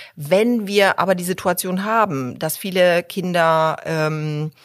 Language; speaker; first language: German; early bilingual, other home language; Polish